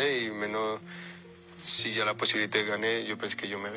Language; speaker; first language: French; non-native, fluent; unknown